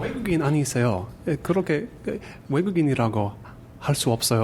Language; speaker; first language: Korean; non-native, learner; English